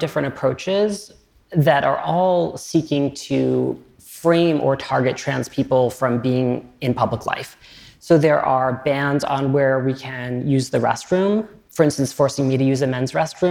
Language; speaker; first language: English; native; English